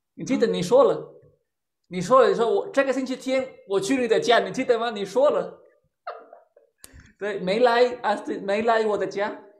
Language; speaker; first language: Chinese; non-native, fluent; Spanish